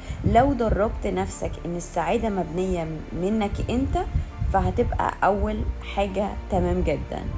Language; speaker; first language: Arabic; native; Arabic